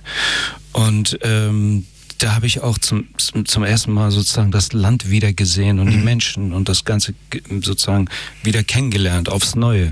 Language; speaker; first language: German; early bilingual, other home language; Persian